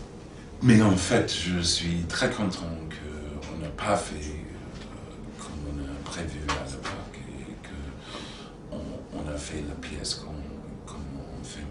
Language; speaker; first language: French; non-native, fluent; English